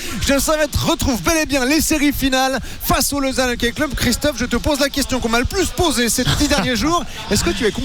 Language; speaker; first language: French; native; French